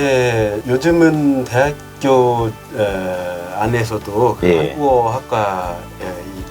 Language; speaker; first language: Korean; non-native, learner; Lao